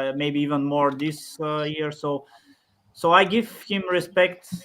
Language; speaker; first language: English; non-native, fluent; Bulgarian